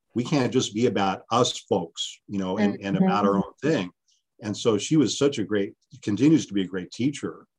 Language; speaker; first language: English; early bilingual, other home language; Spanish